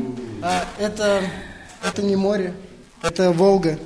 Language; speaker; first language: Czech; non-native, learner; Russian